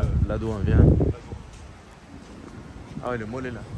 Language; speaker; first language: French; native; French